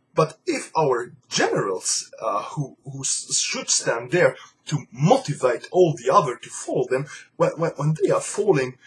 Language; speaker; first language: English; non-native, fluent; Luxembourgish